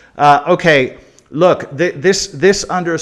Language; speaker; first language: English; native; English